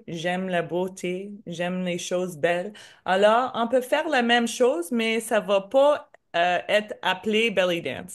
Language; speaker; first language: French; non-native, learner; English